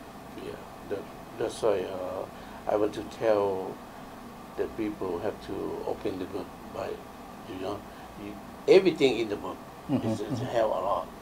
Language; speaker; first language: English; non-native, learner; Lao